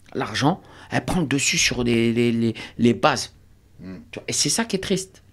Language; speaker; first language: French; native; French